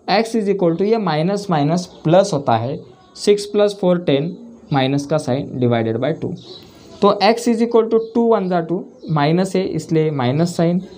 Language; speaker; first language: Hindi; non-native, local second language; Marathi